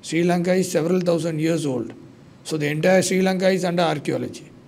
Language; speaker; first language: English; non-native, local second language; Sinhala